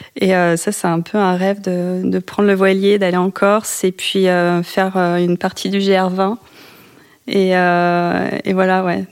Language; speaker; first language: French; native; French